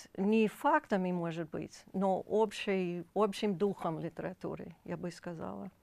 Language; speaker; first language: Russian; non-native, fluent; English